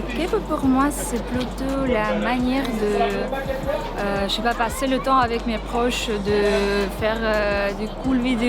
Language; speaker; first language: French; non-native, learner; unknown